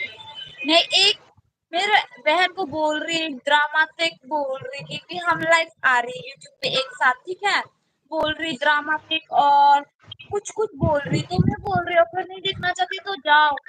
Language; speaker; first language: Hindi; non-native, local second language; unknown